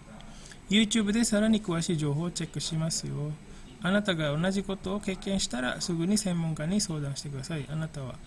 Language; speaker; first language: Japanese; non-native, fluent; Indonesian